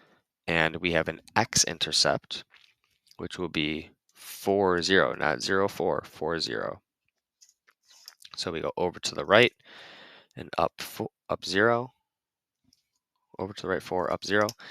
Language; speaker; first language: English; native; English